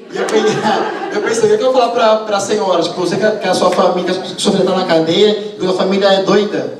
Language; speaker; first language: Portuguese; native; Portuguese